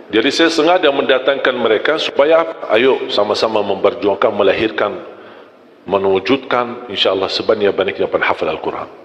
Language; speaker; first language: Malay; non-native, fluent; Arabic